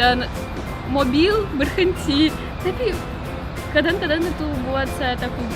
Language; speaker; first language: Indonesian; non-native, learner; Russian